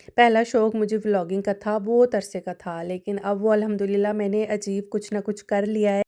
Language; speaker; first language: Urdu; native; Urdu